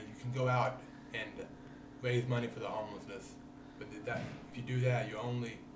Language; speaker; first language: English; native; English